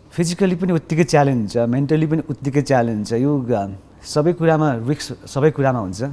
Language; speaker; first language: Nepali; non-native, local second language; Sherpa